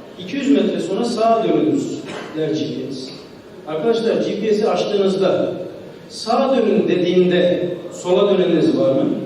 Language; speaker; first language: Turkish; early bilingual, heritage; Turkish